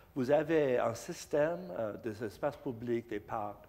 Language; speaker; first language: French; non-native, learner; English